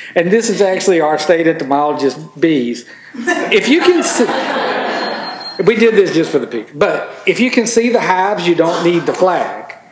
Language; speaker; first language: English; native; English